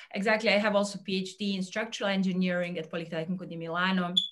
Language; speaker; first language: English; non-native, fluent; Serbian